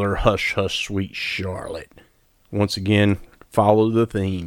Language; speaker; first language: English; native; English